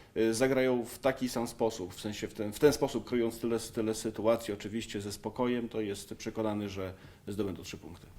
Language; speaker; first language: Polish; native; Polish